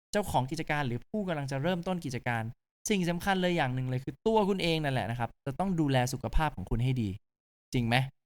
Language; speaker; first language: Thai; native; Thai